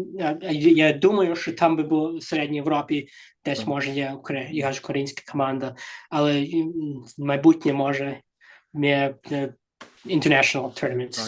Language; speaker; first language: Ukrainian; early bilingual, heritage; English